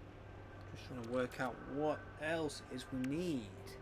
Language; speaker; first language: English; native; English